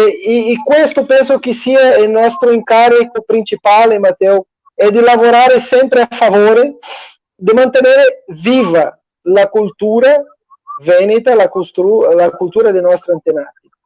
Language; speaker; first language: Italian; non-native, fluent; Portuguese